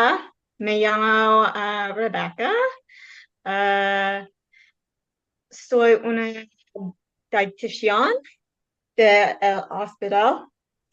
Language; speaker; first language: Spanish; non-native, learner; English